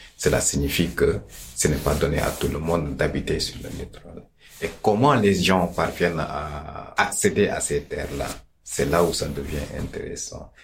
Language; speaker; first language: French; non-native, local second language; Wolof